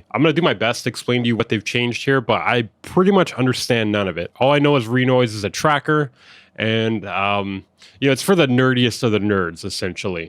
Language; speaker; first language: English; native; English